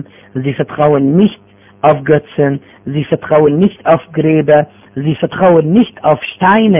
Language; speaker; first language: German; non-native, fluent; Arabic